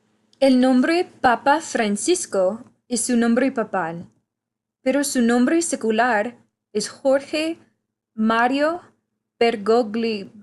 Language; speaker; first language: Spanish; non-native, learner; English